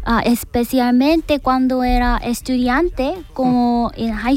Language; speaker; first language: Spanish; non-native, learner; Korean